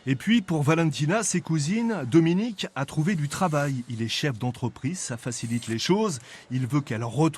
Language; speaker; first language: French; native; French